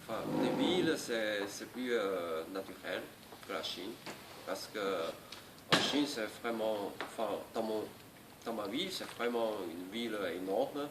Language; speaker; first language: French; non-native, learner; Chinese